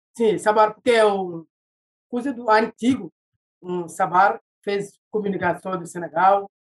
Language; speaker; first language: Portuguese; non-native, learner; Wolof